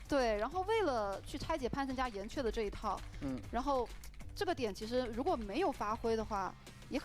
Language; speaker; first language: Chinese; native; Chinese